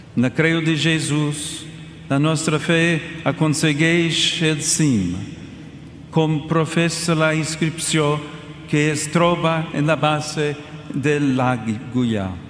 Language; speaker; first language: Catalan; non-native, learner; English